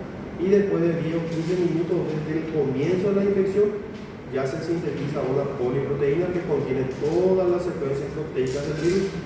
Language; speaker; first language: Spanish; native; Spanish